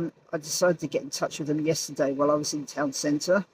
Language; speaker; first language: English; native; English